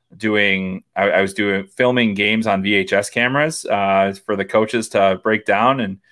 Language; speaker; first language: English; native; English